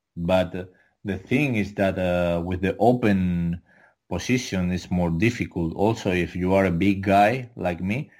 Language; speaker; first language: English; non-native, fluent; Spanish